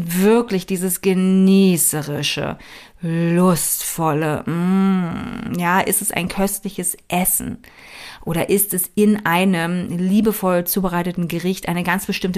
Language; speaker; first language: German; native; German